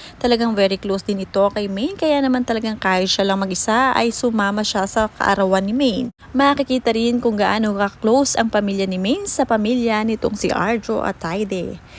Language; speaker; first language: Filipino; native; Filipino